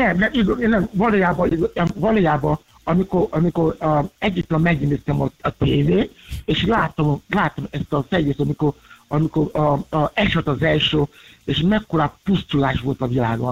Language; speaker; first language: Hungarian; non-native, learner; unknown